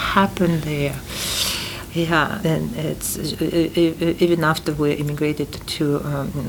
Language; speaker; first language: English; non-native, fluent; Uzbek